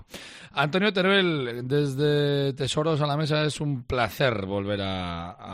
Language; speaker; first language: Spanish; native; Spanish